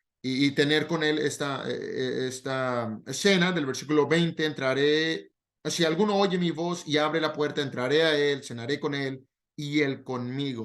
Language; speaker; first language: Spanish; native; Spanish